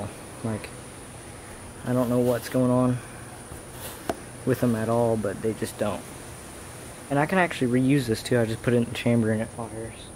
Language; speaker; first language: English; native; English